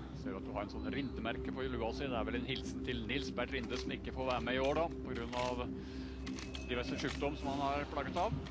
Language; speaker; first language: Norwegian; native; Norwegian